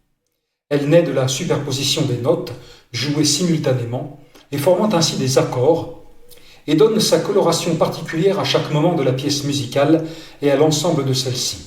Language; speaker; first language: French; native; French